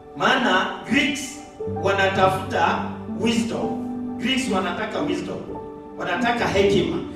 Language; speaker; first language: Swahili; non-native, local second language; Luo (Kenya and Tanzania)